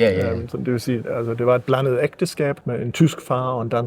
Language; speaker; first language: Danish; early bilingual, heritage; Danish